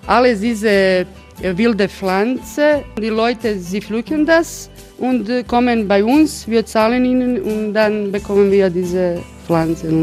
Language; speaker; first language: German; non-native, fluent; Croatian